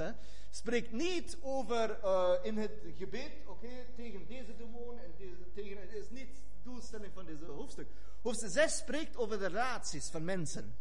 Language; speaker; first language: Dutch; non-native, fluent; German